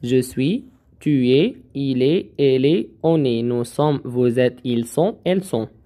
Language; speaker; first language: French; non-native, learner; Arabic